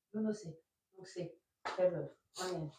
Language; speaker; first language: Spanish; non-native, learner; French